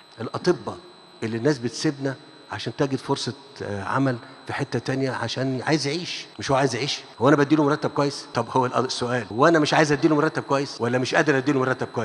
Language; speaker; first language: Arabic; native; Arabic